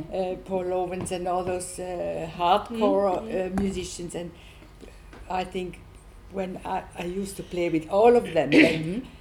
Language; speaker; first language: English; non-native, learner; Swiss German